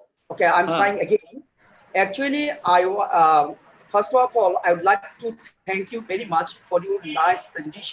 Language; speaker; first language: English; non-native, fluent; Bangla